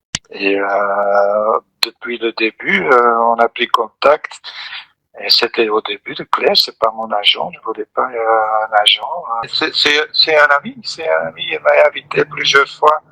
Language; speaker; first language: French; non-native, local second language; Dutch